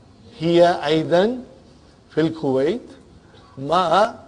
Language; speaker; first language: Arabic; non-native, fluent; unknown